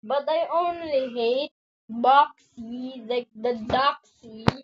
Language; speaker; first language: English; non-native, local second language; Filipino